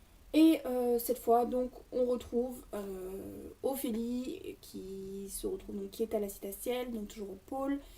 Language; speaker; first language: French; native; French